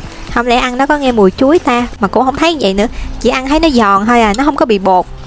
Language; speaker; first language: Vietnamese; native; Vietnamese